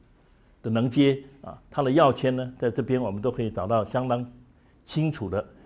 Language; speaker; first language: Chinese; native; Chinese